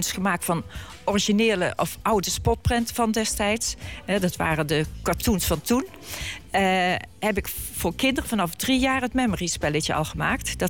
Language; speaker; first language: Dutch; native; Dutch